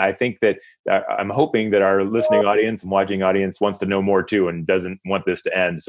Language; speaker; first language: English; native; English